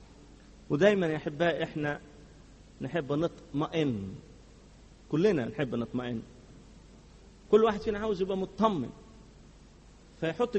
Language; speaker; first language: Arabic; native; Arabic